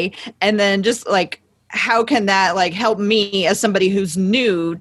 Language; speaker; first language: English; native; English